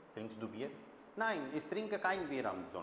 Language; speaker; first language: German; non-native, fluent; Hindi